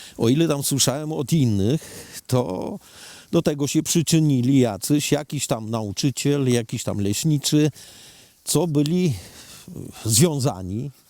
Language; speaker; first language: Polish; early bilingual, heritage; Polish